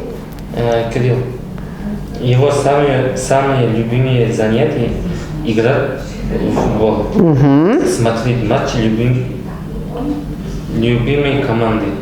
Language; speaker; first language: Russian; non-native, local second language; Kazakh